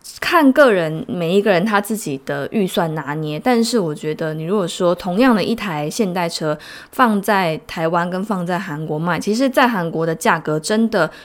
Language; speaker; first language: Chinese; native; Chinese